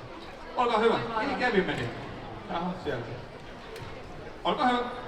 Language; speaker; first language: Finnish; native; Finnish